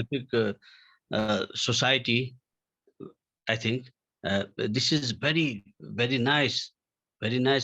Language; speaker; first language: English; non-native, learner; Nepali